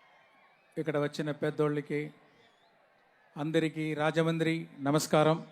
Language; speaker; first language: Telugu; non-native, learner; Tamil